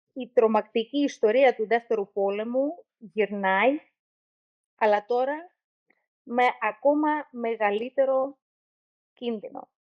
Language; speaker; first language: Greek; non-native, learner; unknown